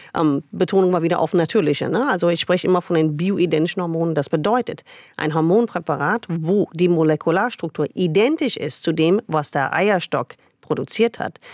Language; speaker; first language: German; non-native, fluent; English